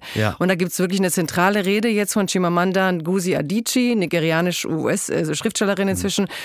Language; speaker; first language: German; early bilingual, other home language; Croatian